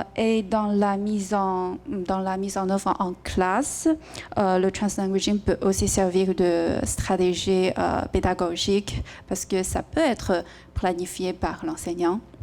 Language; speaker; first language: French; non-native, fluent; Chinese